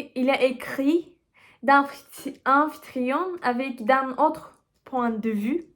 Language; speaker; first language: French; non-native, learner; Turkish